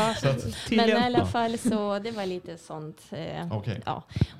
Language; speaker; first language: Swedish; non-native, fluent; Russian